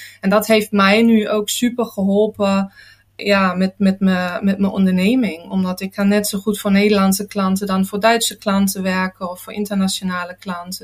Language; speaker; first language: Dutch; non-native, fluent; German